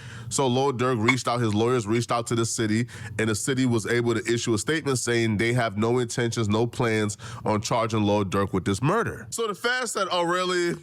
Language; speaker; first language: English; native; English